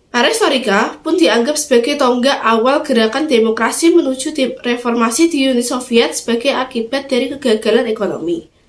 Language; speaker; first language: Indonesian; native; Indonesian